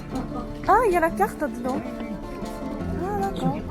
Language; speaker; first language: French; non-native, learner; Japanese